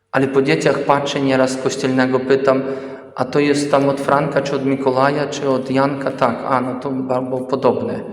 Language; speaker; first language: Polish; early bilingual, heritage; Polish